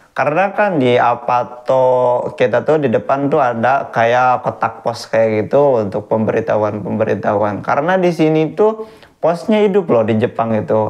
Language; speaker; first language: Indonesian; native; Indonesian